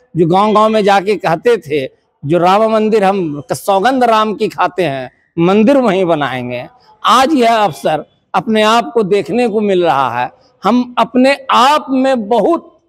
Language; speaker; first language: Hindi; native; Hindi